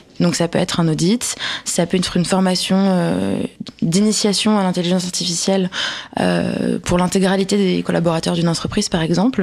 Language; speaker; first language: French; native; French